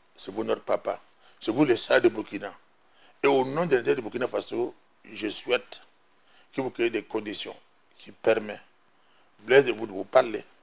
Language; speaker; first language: French; non-native, local second language; Mossi